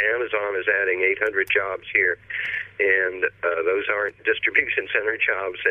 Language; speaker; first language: English; native; English